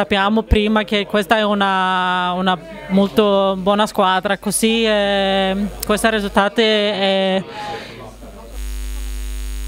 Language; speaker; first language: Italian; non-native, learner; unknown